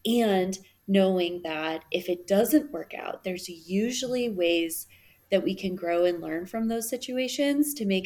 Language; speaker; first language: English; native; English